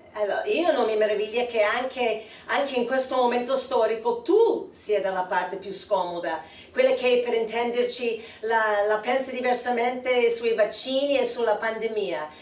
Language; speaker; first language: Italian; non-native, fluent; English